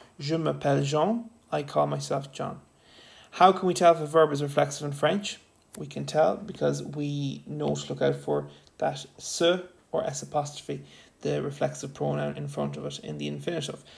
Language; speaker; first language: English; native; English